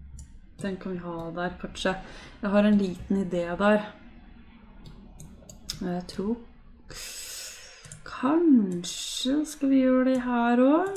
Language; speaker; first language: Norwegian; native; Norwegian